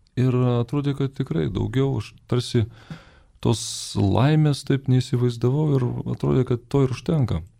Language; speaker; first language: Lithuanian; native; Lithuanian